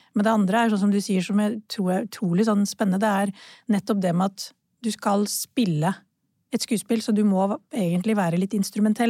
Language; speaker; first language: Norwegian; early bilingual, other home language; Urdu